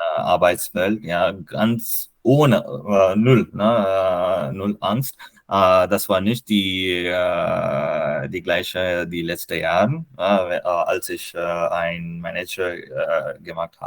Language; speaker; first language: German; non-native, learner; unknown